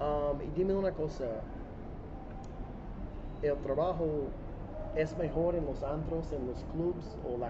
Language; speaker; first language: Spanish; non-native, fluent; English